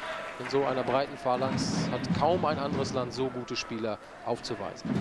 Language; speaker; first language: German; native; German